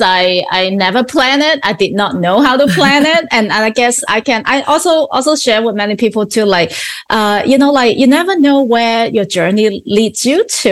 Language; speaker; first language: English; non-native, local second language; Cantonese